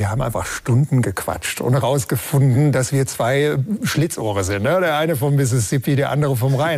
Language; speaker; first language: German; native; German